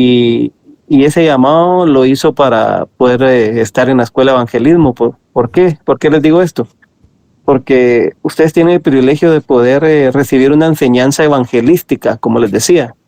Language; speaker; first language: Spanish; native; Spanish